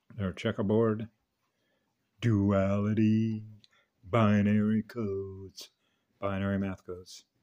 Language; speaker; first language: English; native; English